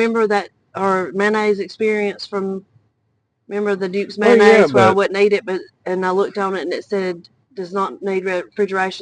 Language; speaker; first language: English; native; English